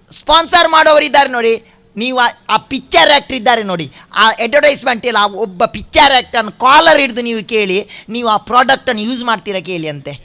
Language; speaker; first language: Kannada; non-native, local second language; Tulu